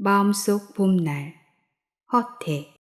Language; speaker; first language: Korean; native; Korean